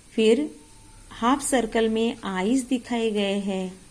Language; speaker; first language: Hindi; non-native, local second language; Marathi